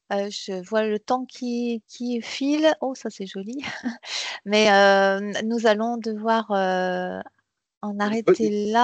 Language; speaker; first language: French; native; French